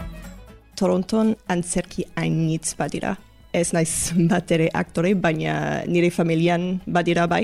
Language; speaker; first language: Basque; non-native, learner; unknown